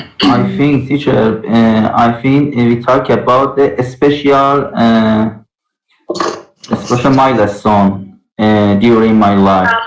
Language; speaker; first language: English; non-native, learner; Persian